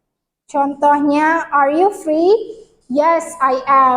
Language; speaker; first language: English; non-native, fluent; Indonesian